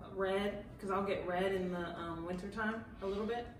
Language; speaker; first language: English; native; English